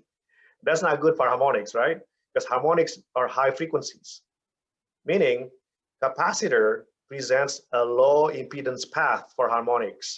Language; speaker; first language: English; non-native, fluent; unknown